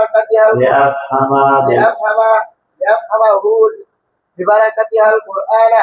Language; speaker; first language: Arabic; non-native, learner; Bangla